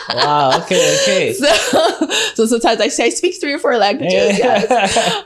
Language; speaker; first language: English; early bilingual, other home language; Akan